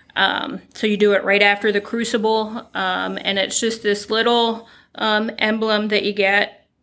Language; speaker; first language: English; native; English